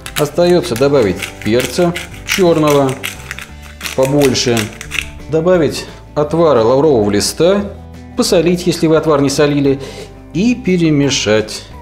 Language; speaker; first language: Russian; native; Russian